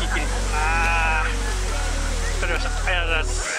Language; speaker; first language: Japanese; native; Japanese